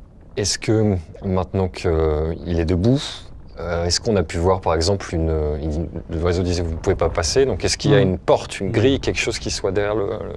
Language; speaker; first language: French; native; French